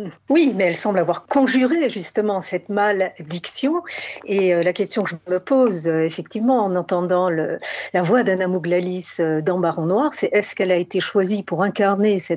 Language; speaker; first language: French; native; French